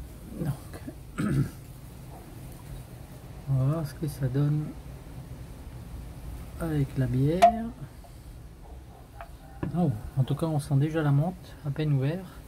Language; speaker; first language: French; native; French